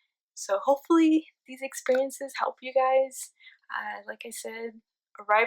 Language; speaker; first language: English; early bilingual, other home language; Spanish